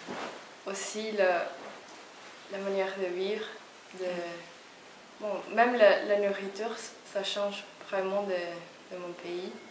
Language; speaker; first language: French; non-native, fluent; Spanish